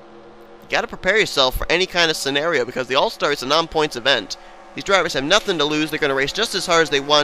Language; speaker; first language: English; native; English